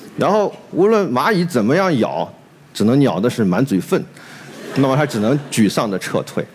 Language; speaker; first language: Chinese; native; Chinese